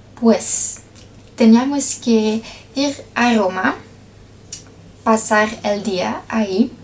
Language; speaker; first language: Spanish; non-native, learner; Dutch